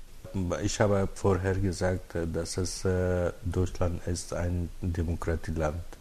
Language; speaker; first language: German; non-native, learner; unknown